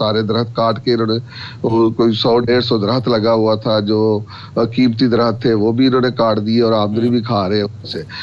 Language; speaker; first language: Urdu; non-native, local second language; Punjabi